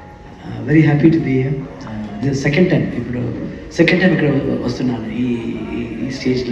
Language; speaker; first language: Telugu; non-native, learner; Kannada